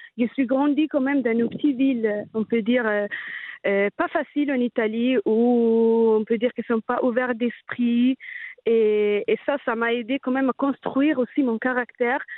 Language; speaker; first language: French; non-native, fluent; Italian